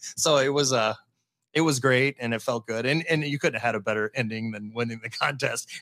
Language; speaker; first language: English; native; English